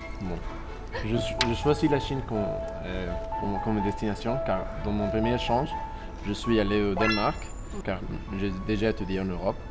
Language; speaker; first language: French; non-native, fluent; Spanish